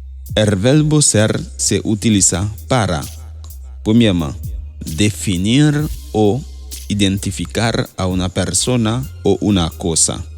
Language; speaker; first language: Spanish; non-native, fluent; Haitian Creole